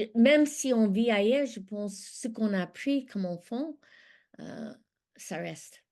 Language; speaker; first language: French; non-native, fluent; English